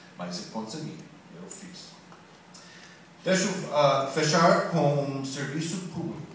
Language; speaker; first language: Portuguese; non-native, learner; English